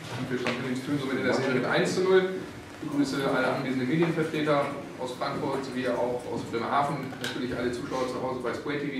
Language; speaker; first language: German; native; German